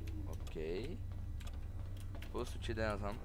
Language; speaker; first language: Bulgarian; native; Bulgarian